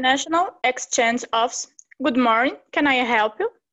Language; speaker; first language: English; non-native, learner; Portuguese